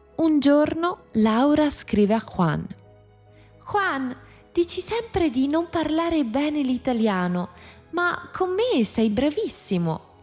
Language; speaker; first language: Italian; native; Italian